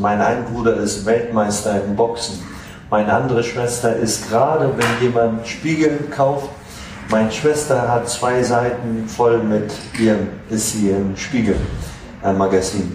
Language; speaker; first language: German; non-native, fluent; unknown